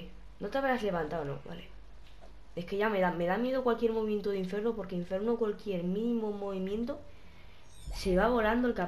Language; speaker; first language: Spanish; native; Spanish